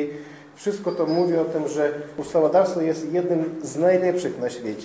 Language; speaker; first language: Polish; non-native, fluent; Russian